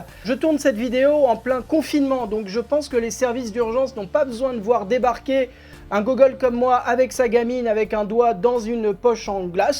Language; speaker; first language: French; native; French